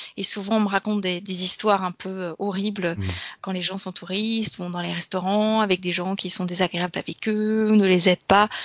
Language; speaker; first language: French; native; French